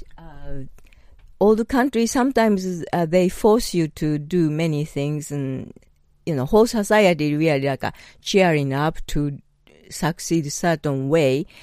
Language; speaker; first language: English; non-native, learner; Japanese